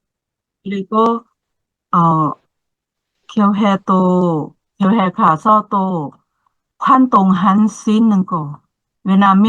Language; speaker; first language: Korean; non-native, learner; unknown